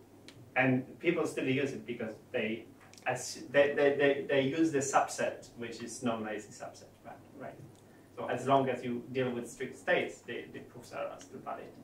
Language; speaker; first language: English; non-native, fluent; Polish